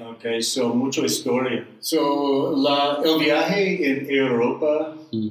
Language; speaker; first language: Spanish; non-native, learner; English